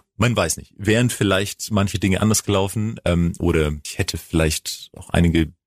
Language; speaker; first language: German; non-native, fluent; Greek